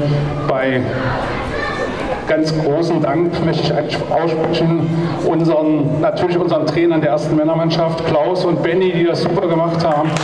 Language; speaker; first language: German; native; German